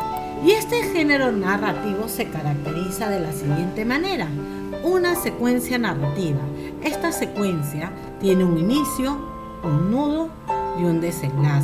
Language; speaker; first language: Spanish; native; Spanish